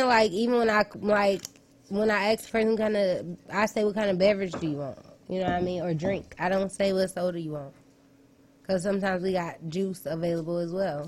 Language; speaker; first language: English; native; English